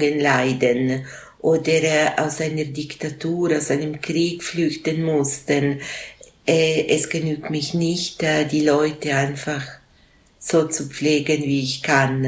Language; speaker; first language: German; non-native, local second language; Italian